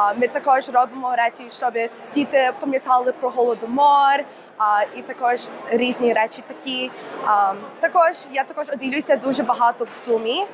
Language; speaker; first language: Ukrainian; early bilingual, heritage; Ukrainian